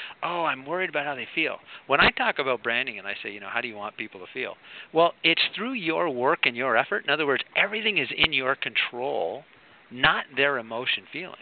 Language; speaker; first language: English; native; English